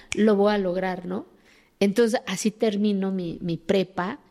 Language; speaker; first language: Spanish; early bilingual, other home language; Zapotec